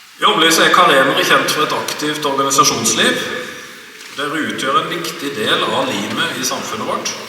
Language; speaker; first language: Norwegian; native; Norwegian